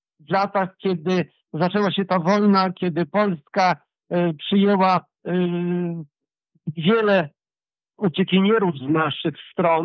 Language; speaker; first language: Polish; early bilingual, heritage; Polish